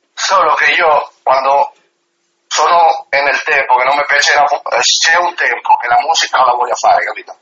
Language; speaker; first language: Italian; early bilingual, other home language; Spanish